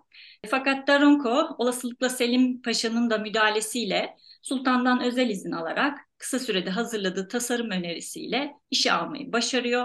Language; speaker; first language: Turkish; native; Turkish